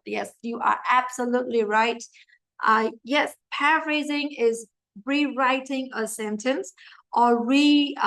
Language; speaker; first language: English; non-native, fluent; Vietnamese